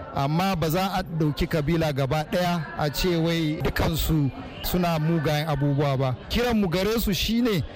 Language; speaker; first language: Hausa; non-native, local second language; Fula